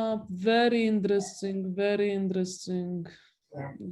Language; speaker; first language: English; non-native, learner; Greek